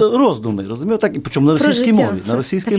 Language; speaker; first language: Ukrainian; native; Ukrainian